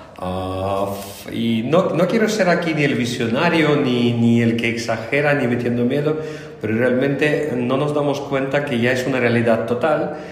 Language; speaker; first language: Spanish; non-native, fluent; Russian